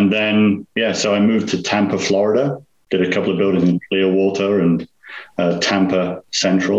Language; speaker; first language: English; native; English